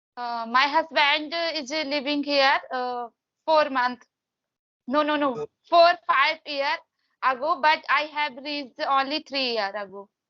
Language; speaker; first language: English; non-native, learner; Hindi